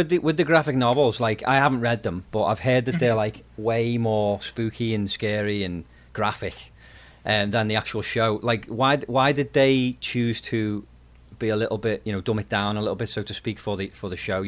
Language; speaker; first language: English; native; English